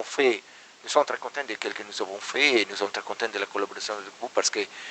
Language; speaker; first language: French; non-native, learner; Italian